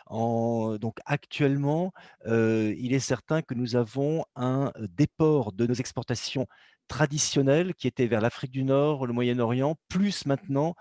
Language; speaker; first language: French; native; French